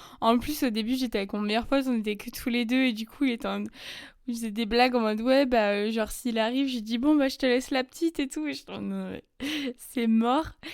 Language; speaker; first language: French; native; French